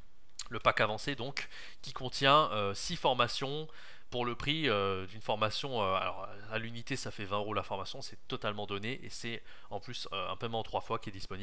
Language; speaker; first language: French; native; French